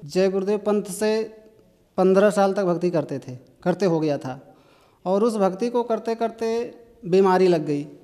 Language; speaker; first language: Hindi; native; Hindi